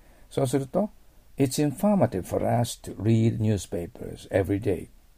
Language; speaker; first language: English; non-native, fluent; Japanese